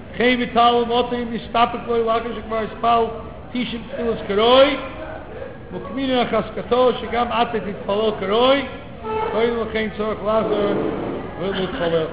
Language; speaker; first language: Hebrew; non-native, fluent; English